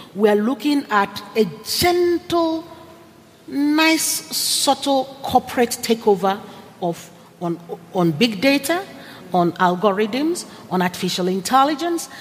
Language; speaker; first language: English; non-native, local second language; Igbo